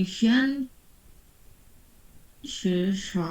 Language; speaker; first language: Chinese; non-native, learner; Indonesian